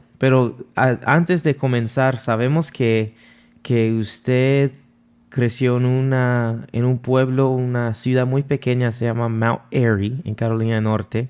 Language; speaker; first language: Spanish; non-native, fluent; English